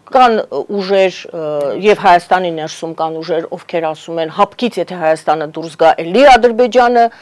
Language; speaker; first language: Armenian; native; Armenian